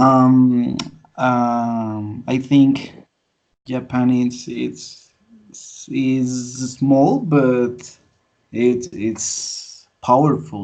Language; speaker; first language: English; non-native, learner; Spanish